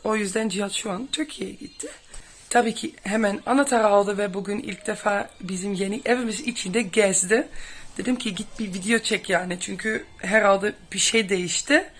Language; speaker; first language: Turkish; non-native, fluent; Dutch